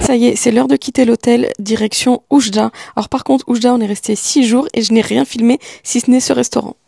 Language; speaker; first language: French; early bilingual, other home language; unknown